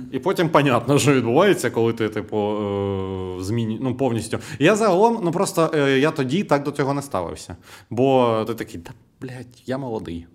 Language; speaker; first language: Ukrainian; non-native, local second language; Russian